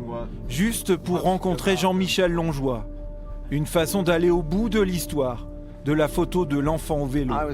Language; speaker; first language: French; native; French